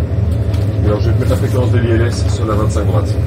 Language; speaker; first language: French; native; French